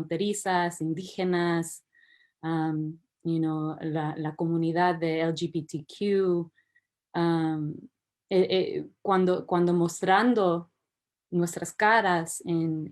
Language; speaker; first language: Spanish; early bilingual, heritage; English